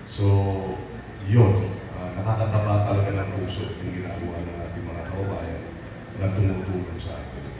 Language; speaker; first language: Filipino; native; Filipino